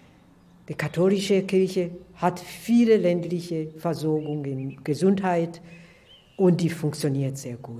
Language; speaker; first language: German; non-native, learner; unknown